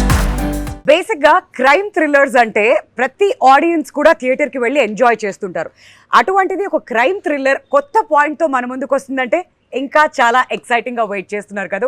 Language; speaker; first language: Telugu; native; Telugu